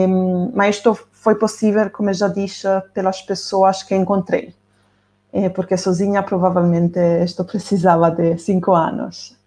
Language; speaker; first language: Portuguese; non-native, fluent; Italian